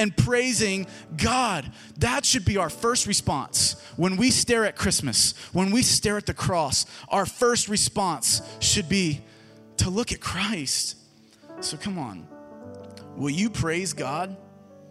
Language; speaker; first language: English; native; English